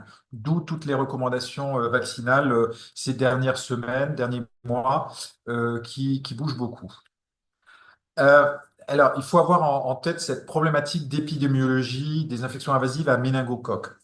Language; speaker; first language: French; native; French